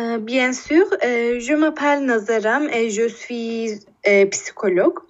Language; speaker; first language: French; non-native, learner; Turkish